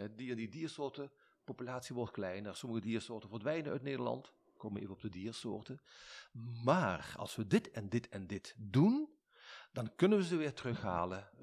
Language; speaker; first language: Dutch; native; Dutch